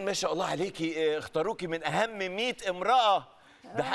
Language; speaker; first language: Arabic; native; Arabic